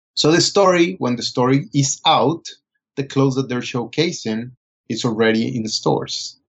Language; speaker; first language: English; non-native, fluent; Spanish